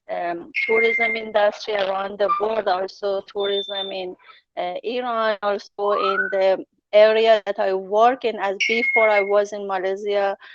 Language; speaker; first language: English; non-native, learner; Persian